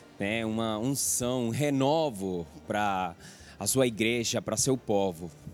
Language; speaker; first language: Portuguese; non-native, fluent; Spanish